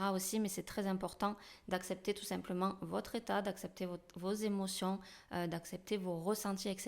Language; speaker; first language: French; native; French